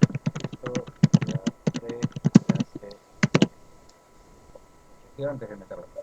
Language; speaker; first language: Spanish; native; Spanish